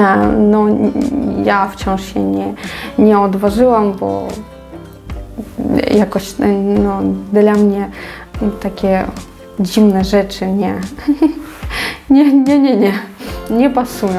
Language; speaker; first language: Polish; non-native, fluent; Ukrainian